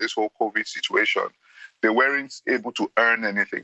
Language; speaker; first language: English; non-native, local second language; Yoruba